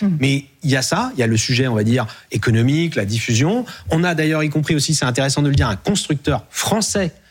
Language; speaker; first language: French; native; French